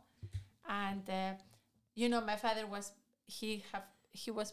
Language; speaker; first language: English; non-native, fluent; Spanish